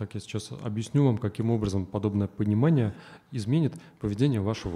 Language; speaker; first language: Russian; native; Russian